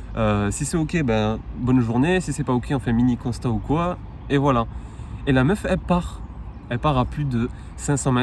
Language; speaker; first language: French; native; French